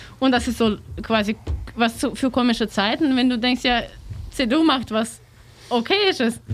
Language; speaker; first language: German; non-native, learner; Russian